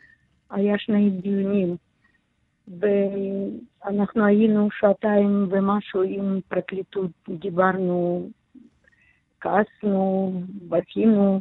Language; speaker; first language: Hebrew; non-native, learner; Russian